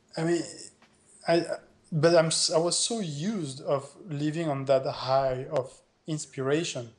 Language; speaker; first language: English; non-native, fluent; French